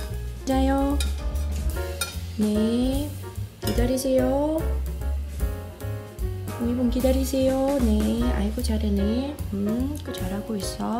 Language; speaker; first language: Korean; non-native, learner; Dutch